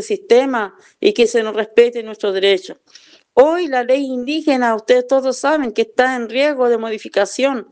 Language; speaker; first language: Spanish; non-native, local second language; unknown